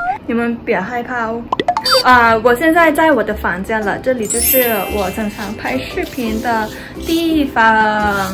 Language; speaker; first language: Chinese; non-native, fluent; Thai